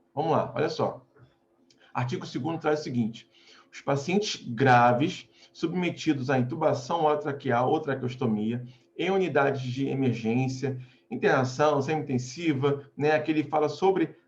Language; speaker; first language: Portuguese; native; Portuguese